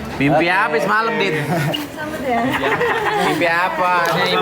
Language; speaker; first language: Indonesian; native; Indonesian